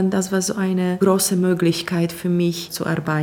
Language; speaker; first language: German; non-native, fluent; Polish